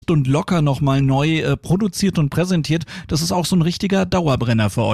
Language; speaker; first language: German; native; German